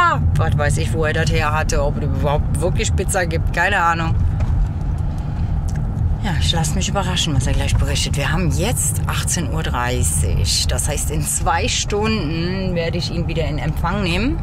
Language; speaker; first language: German; native; German